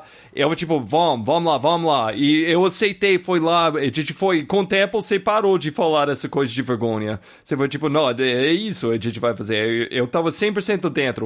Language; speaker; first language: Portuguese; non-native, fluent; English